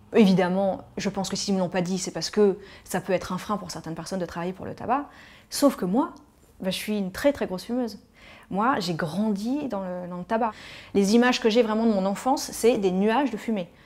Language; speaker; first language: French; native; French